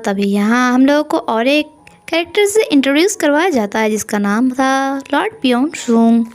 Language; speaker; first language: Hindi; non-native, local second language; Bangla